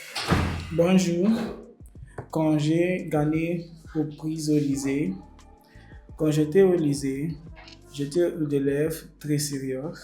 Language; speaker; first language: French; non-native, learner; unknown